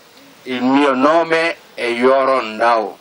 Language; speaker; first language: Italian; non-native, learner; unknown